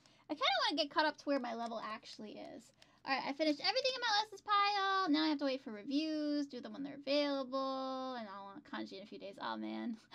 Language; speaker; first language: English; native; English